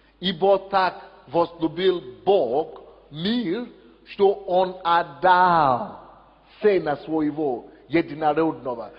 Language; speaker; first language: Russian; non-native, fluent; Yoruba